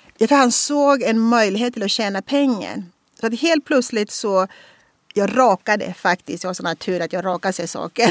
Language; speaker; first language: Swedish; non-native, fluent; Portuguese